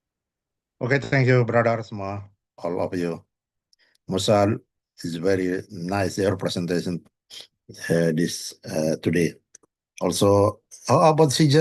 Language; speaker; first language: English; non-native, learner; Indonesian